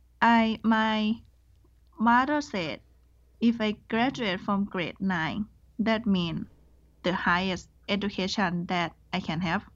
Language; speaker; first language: English; non-native, learner; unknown